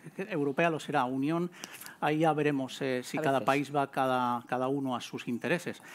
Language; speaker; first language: Spanish; native; Spanish